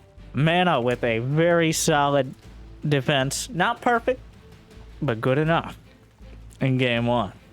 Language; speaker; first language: English; native; English